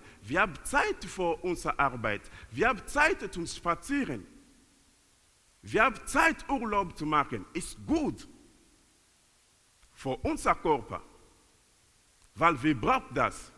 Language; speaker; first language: German; non-native, learner; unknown